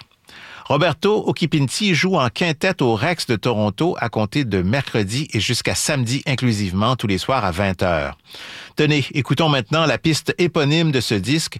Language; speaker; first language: French; native; French